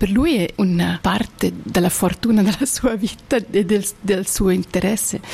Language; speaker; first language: Italian; non-native, local second language; German